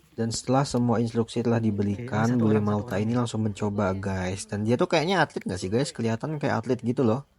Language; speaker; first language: Indonesian; native; Indonesian